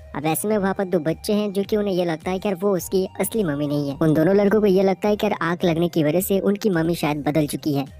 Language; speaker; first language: Hindi; native; Hindi